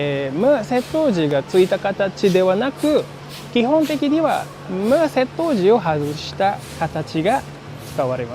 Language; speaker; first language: Japanese; non-native, fluent; Indonesian